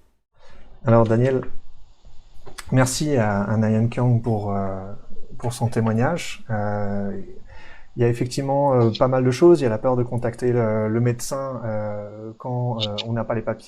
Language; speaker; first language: French; native; French